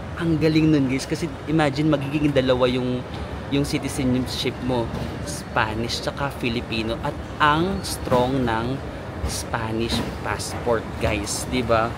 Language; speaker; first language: Filipino; non-native, local second language; Waray